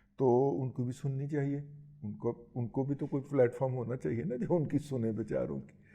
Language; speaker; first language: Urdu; native; Urdu